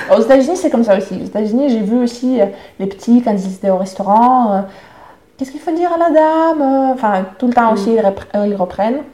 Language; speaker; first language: French; non-native, fluent; Russian